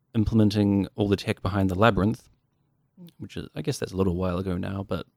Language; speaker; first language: English; native; English